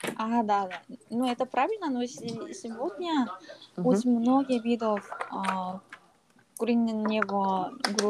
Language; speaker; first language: Russian; non-native, learner; Korean